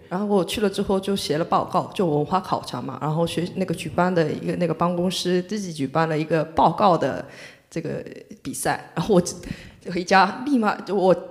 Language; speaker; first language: Chinese; non-native, fluent; Korean